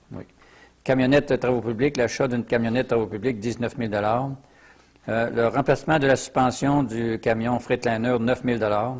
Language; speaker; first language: French; native; French